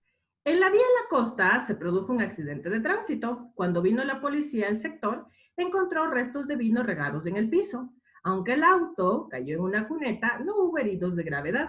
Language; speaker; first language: Spanish; native; Spanish